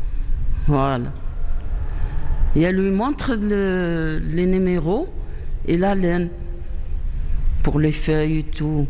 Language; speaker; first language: French; non-native, learner; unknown